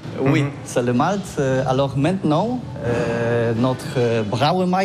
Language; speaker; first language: French; non-native, learner; Polish